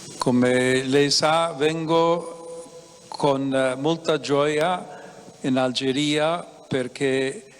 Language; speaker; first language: Italian; non-native, fluent; English